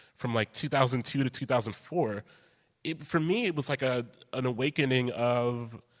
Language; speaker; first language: English; native; English